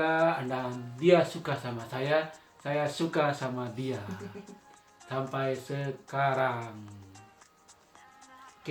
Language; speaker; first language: Indonesian; non-native, local second language; Sasak